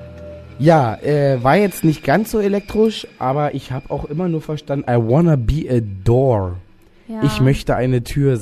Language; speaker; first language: German; native; German